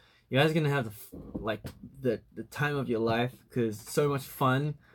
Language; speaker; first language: English; early bilingual, other home language; Korean